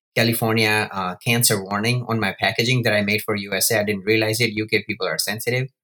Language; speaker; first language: English; non-native, local second language; Gujarati